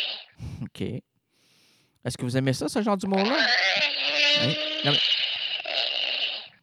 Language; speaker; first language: French; native; French